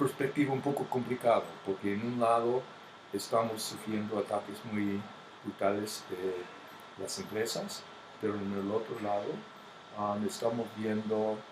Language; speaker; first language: Spanish; non-native, fluent; English